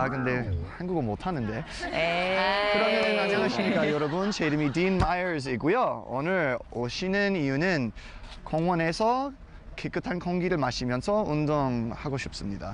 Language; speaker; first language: Korean; non-native, fluent; English